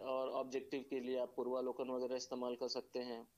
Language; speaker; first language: Hindi; native; Hindi